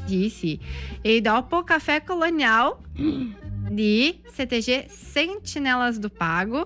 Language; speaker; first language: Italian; non-native, learner; Portuguese